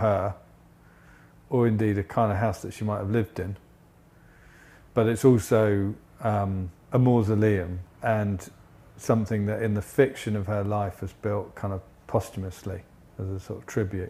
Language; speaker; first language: English; native; English